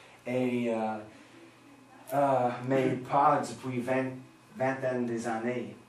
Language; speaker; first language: French; non-native, fluent; English